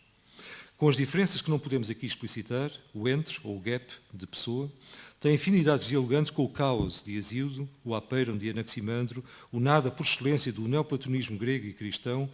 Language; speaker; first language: Portuguese; native; Portuguese